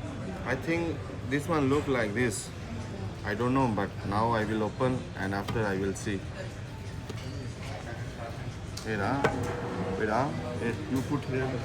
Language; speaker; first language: English; non-native, learner; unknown